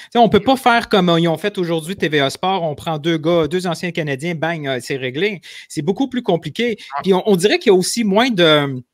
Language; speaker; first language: French; native; French